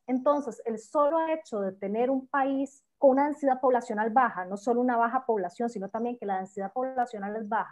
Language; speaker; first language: Spanish; native; Spanish